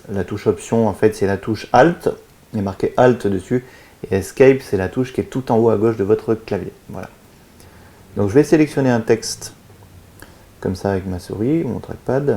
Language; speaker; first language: French; native; French